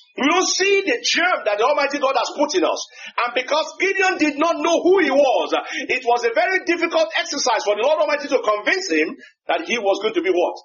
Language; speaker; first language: English; non-native, local second language; Yoruba